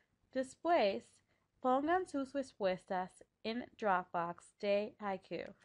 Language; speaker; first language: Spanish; non-native, fluent; English